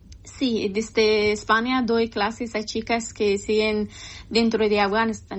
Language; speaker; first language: Spanish; non-native, learner; Persian